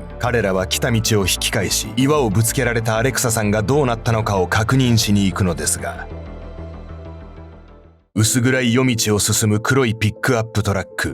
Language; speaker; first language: Japanese; native; Japanese